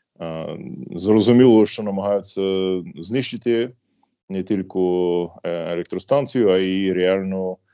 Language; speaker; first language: Ukrainian; non-native, fluent; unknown